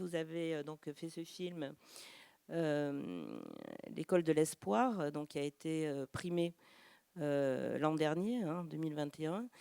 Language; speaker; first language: French; native; French